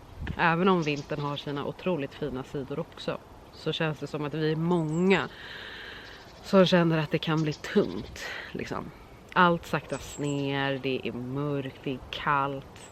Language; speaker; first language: Swedish; native; Swedish